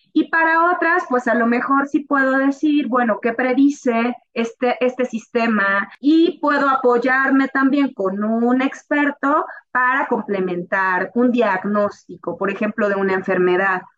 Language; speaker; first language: Spanish; native; Spanish